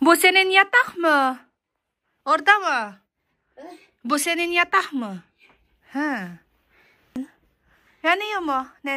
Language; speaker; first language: Turkish; non-native, learner; Filipino